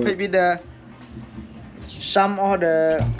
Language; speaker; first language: English; non-native, learner; Khmer